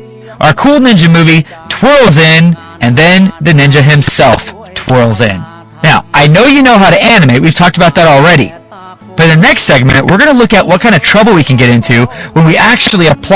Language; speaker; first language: English; native; English